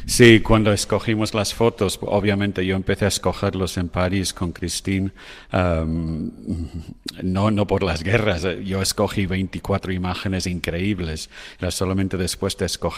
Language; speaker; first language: Spanish; non-native, fluent; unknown